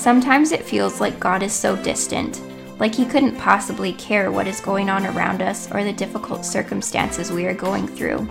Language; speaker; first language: English; native; English